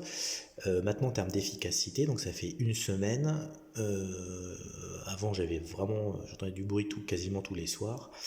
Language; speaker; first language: French; native; French